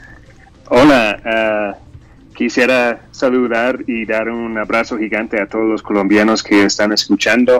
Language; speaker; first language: Spanish; non-native, fluent; English